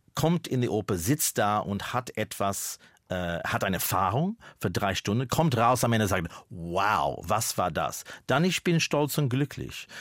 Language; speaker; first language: German; non-native, fluent; English